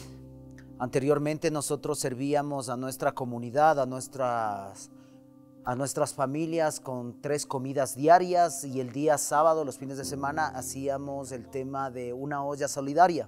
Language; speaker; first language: Spanish; native; Spanish